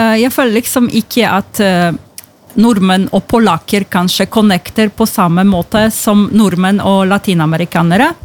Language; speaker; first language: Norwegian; non-native, fluent; Polish